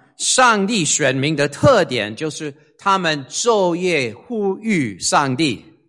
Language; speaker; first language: Chinese; non-native, fluent; English